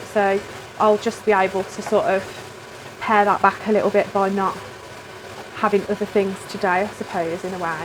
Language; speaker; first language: English; native; English